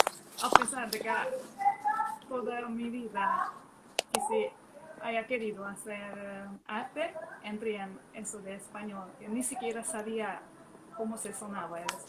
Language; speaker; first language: Spanish; non-native, fluent; Hungarian